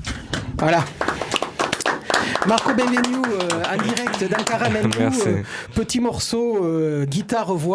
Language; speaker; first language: French; native; French